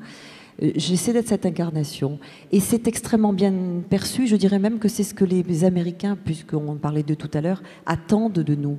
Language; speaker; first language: French; native; French